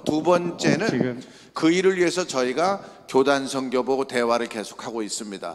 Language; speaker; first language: Korean; native; Korean